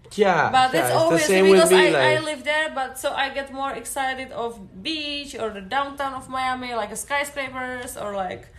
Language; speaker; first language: English; non-native, fluent; Czech